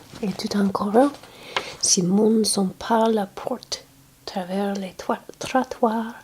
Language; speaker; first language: French; non-native, learner; English